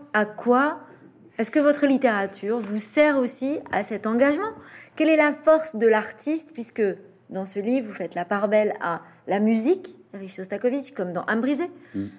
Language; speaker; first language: French; native; French